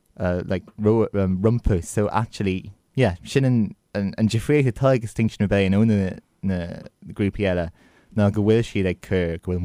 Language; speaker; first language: Irish; non-native, local second language; English